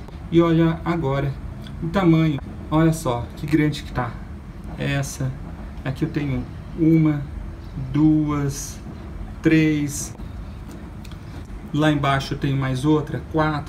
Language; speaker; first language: Portuguese; native; Portuguese